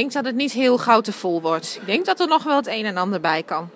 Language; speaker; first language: Dutch; native; Dutch